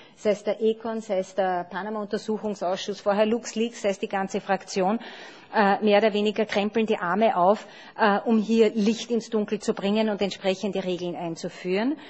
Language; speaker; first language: German; native; German